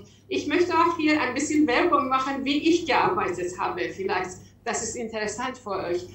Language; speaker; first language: German; non-native, learner; Persian